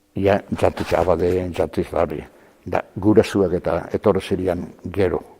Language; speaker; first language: Basque; native; Basque